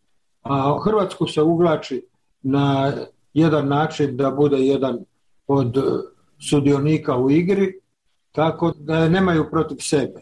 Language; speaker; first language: Serbian; native; Serbian